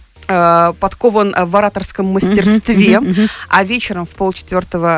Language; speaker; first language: Russian; native; Russian